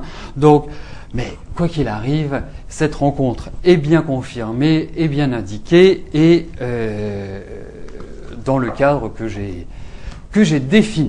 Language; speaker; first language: French; native; French